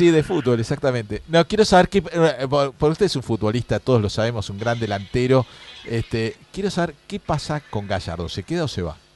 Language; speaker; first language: Spanish; native; Spanish